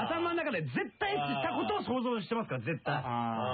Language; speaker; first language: Japanese; native; Japanese